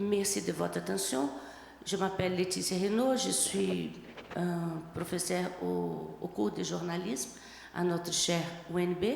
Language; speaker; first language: French; non-native, fluent; Portuguese